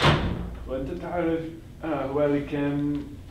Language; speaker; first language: Arabic; non-native, learner; English